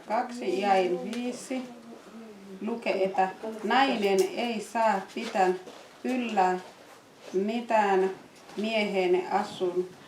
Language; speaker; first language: Finnish; non-native, fluent; Swahili